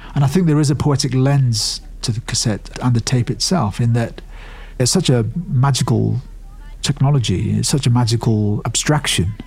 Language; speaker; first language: English; early bilingual, other home language; Urdu